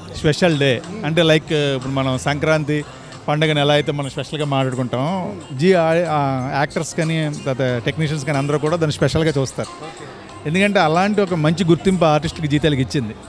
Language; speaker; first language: Telugu; native; Telugu